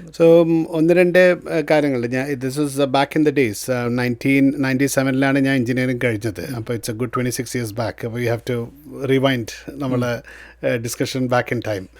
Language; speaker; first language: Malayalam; early bilingual, heritage; Malayalam